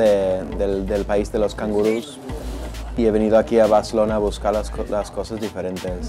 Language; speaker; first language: Spanish; non-native, learner; English